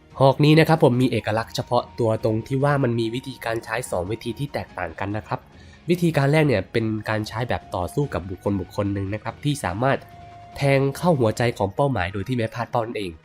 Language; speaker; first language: Thai; native; Thai